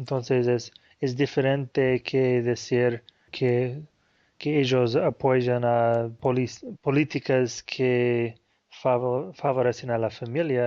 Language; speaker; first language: Spanish; non-native, fluent; Portuguese